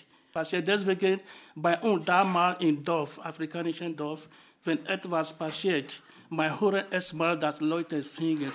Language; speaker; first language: German; non-native, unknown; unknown